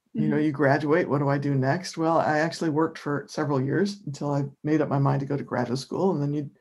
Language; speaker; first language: English; native; English